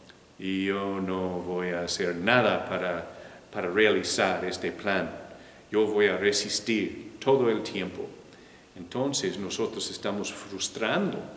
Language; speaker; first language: Spanish; non-native, fluent; English